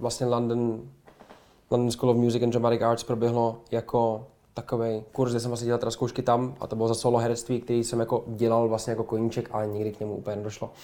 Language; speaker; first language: Czech; native; Czech